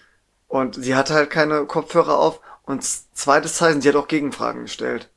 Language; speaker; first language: German; native; German